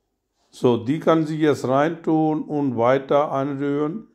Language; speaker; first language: German; non-native, learner; Urdu